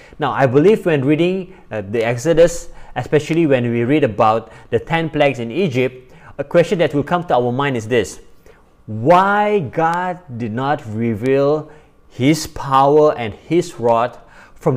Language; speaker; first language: English; non-native, local second language; Malay